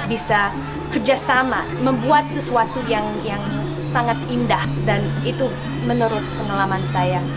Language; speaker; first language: Indonesian; non-native, fluent; English